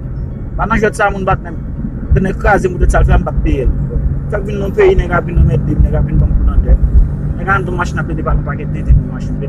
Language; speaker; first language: Portuguese; non-native, learner; Haitian Creole